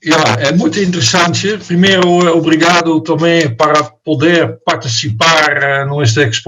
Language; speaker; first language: Portuguese; non-native, fluent; Dutch